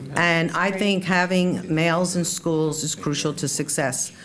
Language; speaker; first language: English; early bilingual, other home language; Spanish